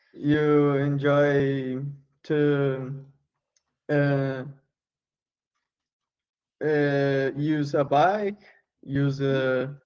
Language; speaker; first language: English; non-native, learner; Portuguese